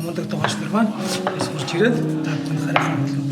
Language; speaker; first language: Mongolian; native; Mongolian